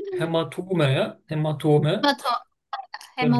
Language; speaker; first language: German; non-native, fluent; Turkish